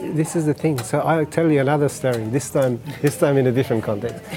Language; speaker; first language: English; non-native, fluent; Persian